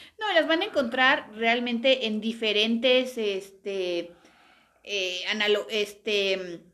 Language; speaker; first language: Spanish; native; Spanish